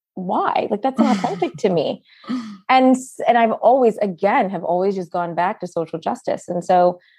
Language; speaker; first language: English; native; English